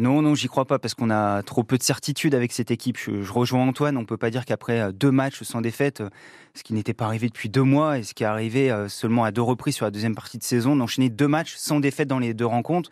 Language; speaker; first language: French; native; French